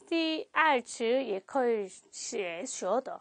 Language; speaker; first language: Chinese; non-native, fluent; Korean